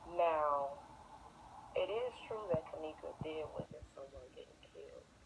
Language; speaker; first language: English; native; English